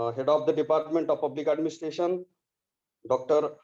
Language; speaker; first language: English; non-native, local second language; Marathi